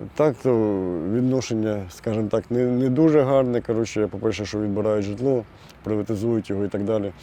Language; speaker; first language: Ukrainian; native; Ukrainian